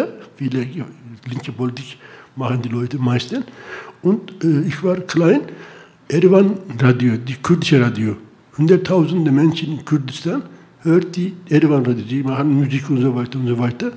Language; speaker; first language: German; non-native, learner; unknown